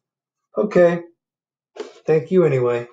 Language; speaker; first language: English; native; English